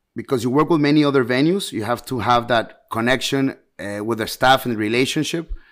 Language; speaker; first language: English; early bilingual, heritage; Spanish